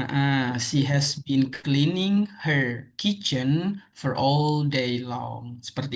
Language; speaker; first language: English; non-native, fluent; Indonesian